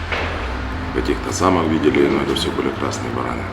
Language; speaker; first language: Russian; native; Russian